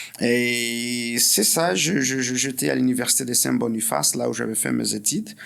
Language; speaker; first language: French; non-native, local second language; Swahili